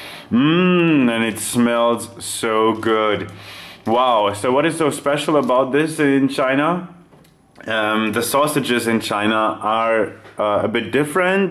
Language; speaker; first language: English; non-native, fluent; German